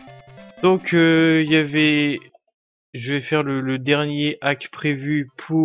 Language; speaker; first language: French; native; French